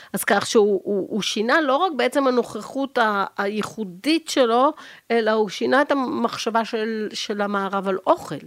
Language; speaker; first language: Hebrew; native; Hebrew